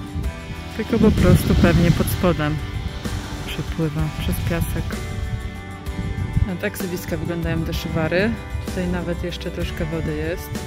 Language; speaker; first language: Polish; native; Polish